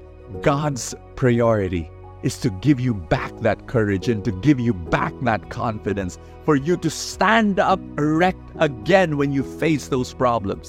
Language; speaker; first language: English; non-native, local second language; Filipino